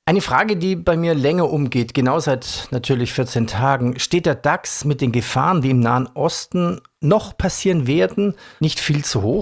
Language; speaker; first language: German; native; German